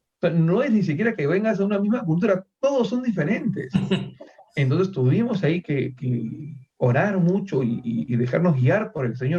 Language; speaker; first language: Spanish; native; Spanish